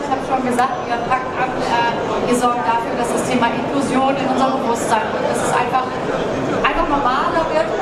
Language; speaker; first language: German; native; German